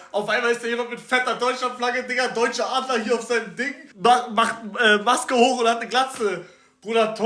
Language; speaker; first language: German; native; German